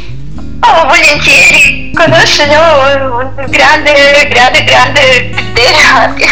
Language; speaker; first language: Italian; non-native, learner; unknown